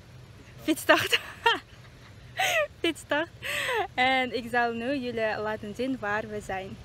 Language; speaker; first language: Dutch; non-native, learner; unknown